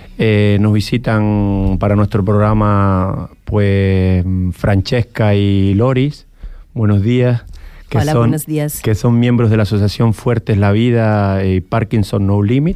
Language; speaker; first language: Spanish; native; Spanish